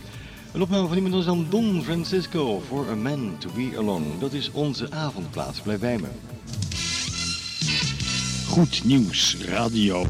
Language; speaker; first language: Dutch; native; Dutch